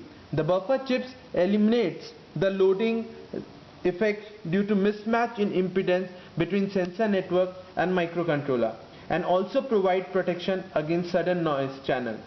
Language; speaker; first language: English; non-native, local second language; Bangla